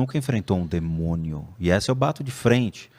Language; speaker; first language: Portuguese; native; Portuguese